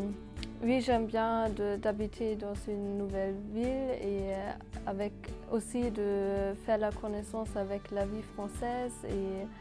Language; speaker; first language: French; non-native, fluent; German